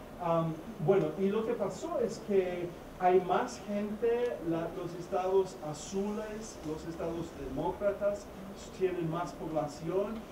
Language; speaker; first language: Spanish; non-native, fluent; English